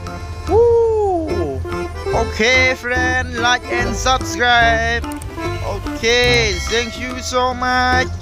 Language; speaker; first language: English; non-native, learner; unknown